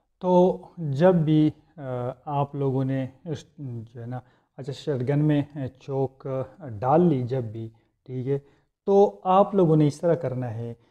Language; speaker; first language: Urdu; non-native, local second language; Punjabi